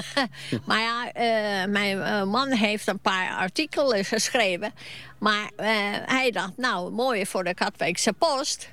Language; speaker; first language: Dutch; non-native, fluent; Finnish